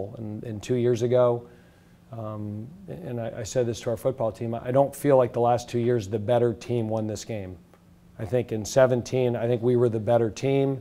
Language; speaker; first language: English; native; English